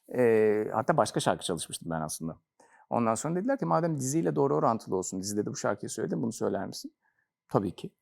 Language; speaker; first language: Turkish; native; Turkish